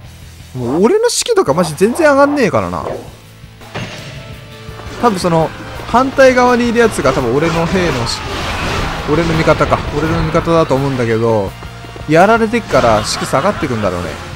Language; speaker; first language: Japanese; native; Japanese